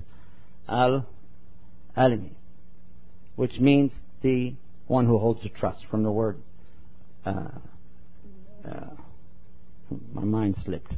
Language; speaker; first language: English; native; English